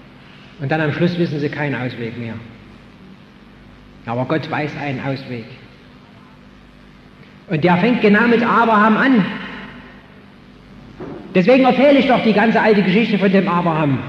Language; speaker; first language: German; native; German